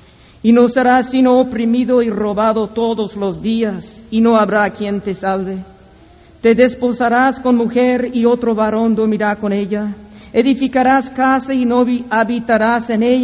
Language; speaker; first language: Spanish; non-native, fluent; English